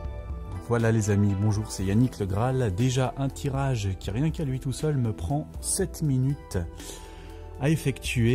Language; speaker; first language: French; native; French